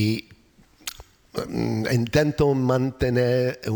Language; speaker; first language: Spanish; non-native, learner; English